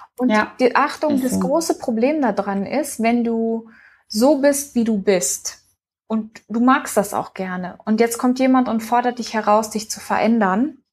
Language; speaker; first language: German; early bilingual, heritage; German